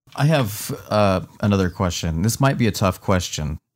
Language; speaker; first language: English; native; English